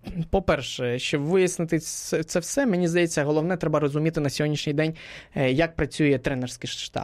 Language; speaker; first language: Ukrainian; non-native, fluent; Spanish